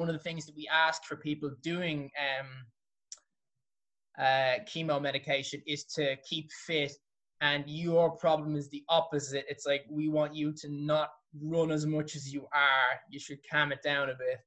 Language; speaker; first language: English; native; English